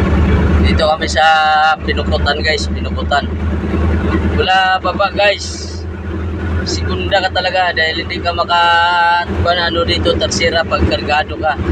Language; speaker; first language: Filipino; non-native, local second language; Hiligaynon